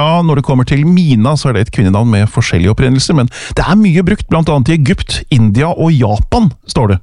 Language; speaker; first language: Norwegian; native; Norwegian